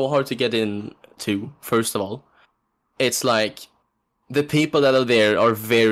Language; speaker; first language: English; non-native, fluent; Swedish